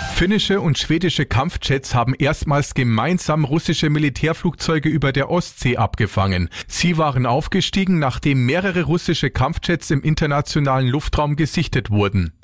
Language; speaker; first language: German; native; German